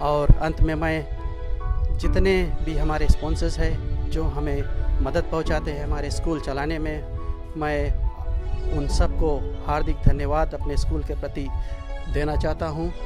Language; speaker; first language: Hindi; native; Hindi